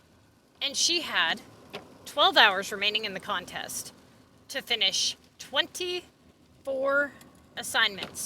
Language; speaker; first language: English; native; English